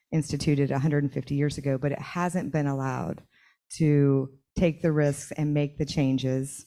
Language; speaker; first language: English; native; English